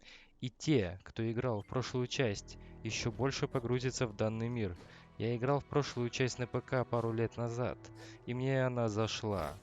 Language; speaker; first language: Russian; native; Russian